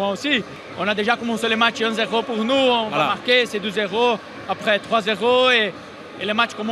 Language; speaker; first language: French; non-native, fluent; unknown